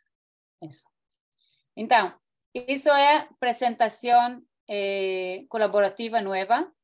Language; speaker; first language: Spanish; non-native, fluent; Portuguese